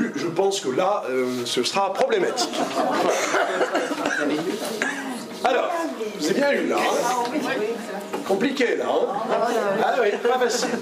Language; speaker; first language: French; native; French